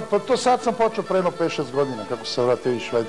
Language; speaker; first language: Bosnian; native; Bosnian